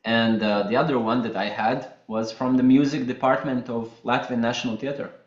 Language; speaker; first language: English; non-native, fluent; Latvian